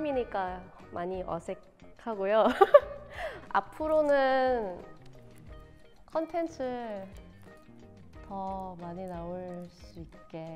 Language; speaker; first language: Korean; non-native, fluent; Thai